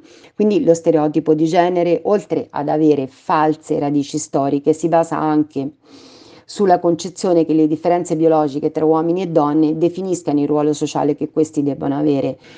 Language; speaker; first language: Italian; native; Italian